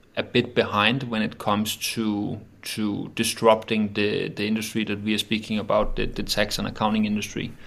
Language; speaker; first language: English; non-native, fluent; Danish